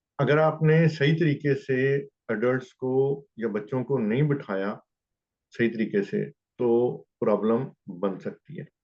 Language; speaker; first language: Urdu; native; Urdu